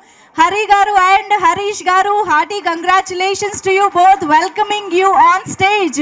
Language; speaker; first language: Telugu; native; Telugu